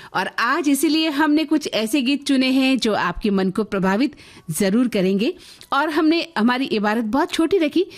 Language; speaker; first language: Hindi; native; Hindi